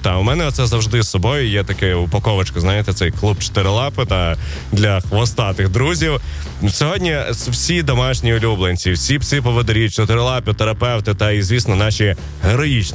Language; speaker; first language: Ukrainian; native; Ukrainian